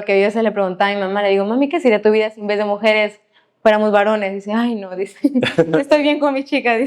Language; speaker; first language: Spanish; native; Spanish